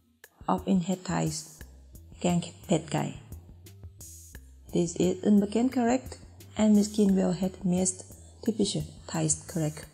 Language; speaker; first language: Dutch; non-native, learner; Thai